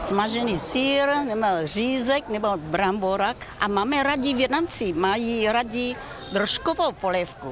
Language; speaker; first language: Czech; non-native, fluent; Vietnamese